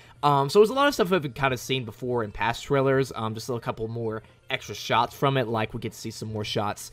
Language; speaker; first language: English; native; English